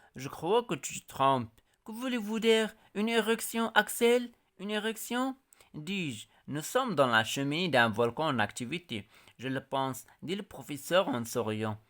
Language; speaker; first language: French; non-native, local second language; Arabic